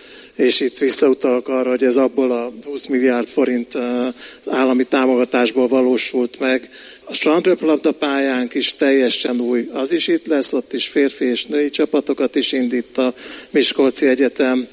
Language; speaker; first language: Hungarian; native; Hungarian